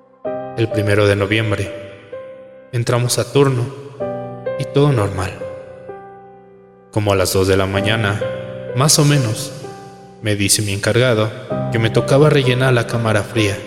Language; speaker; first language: Spanish; native; Spanish